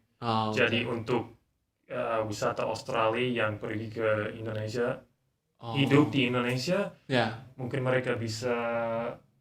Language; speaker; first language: Indonesian; non-native, learner; English